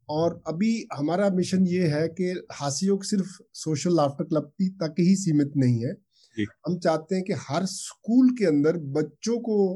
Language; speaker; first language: Hindi; non-native, local second language; Punjabi